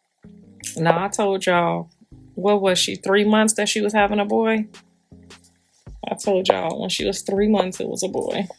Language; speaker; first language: English; native; English